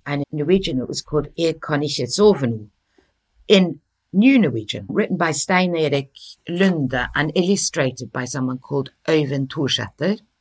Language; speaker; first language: English; early bilingual, other home language; Norwegian